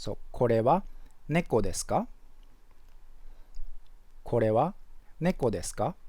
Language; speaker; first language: Japanese; non-native, fluent; English